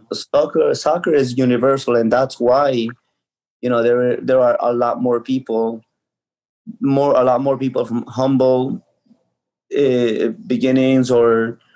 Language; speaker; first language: English; early bilingual, other home language; Spanish